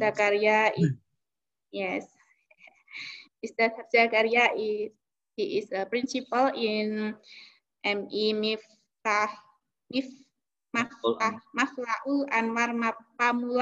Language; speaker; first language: English; non-native, learner; Indonesian